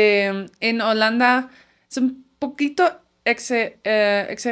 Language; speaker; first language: Spanish; non-native, fluent; Dutch